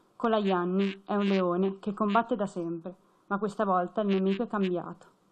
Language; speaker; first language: Italian; native; Italian